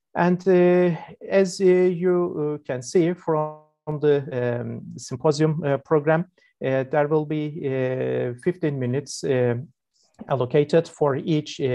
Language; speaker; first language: English; non-native, fluent; Turkish